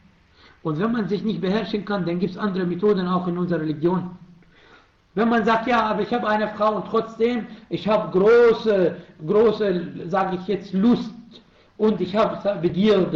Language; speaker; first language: German; non-native, fluent; Arabic